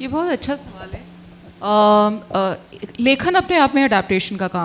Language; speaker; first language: Hindi; native; Hindi